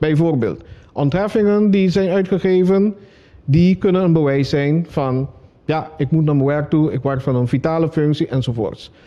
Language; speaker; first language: Dutch; non-native, local second language; Papiamento